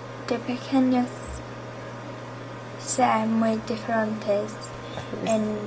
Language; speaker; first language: Spanish; non-native, learner; English